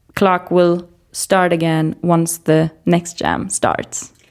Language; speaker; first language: English; non-native, fluent; Greek